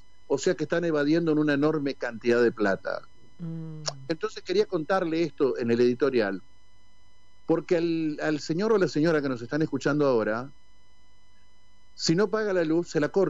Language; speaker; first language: Spanish; native; Spanish